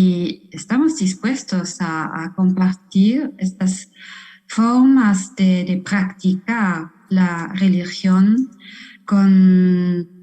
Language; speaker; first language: Spanish; non-native, fluent; German